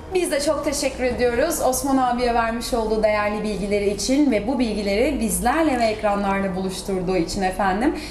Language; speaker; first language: Turkish; native; Turkish